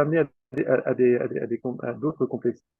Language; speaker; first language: French; native; French